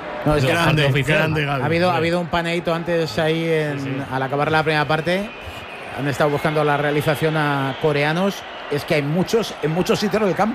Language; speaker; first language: Spanish; native; Spanish